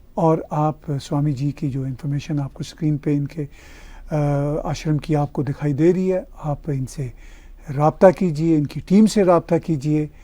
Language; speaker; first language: Urdu; non-native, local second language; Punjabi